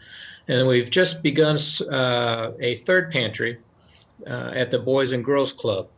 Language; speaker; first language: English; native; English